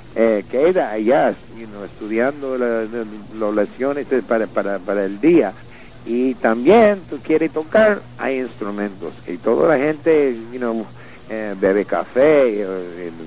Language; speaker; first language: Spanish; non-native, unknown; English